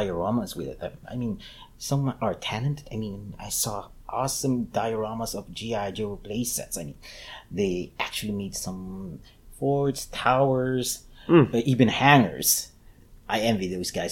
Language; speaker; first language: English; non-native, local second language; Filipino